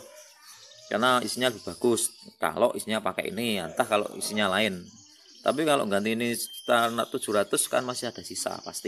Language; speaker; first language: Indonesian; native; Indonesian